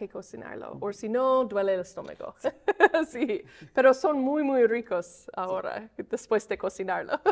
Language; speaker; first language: Spanish; non-native, fluent; English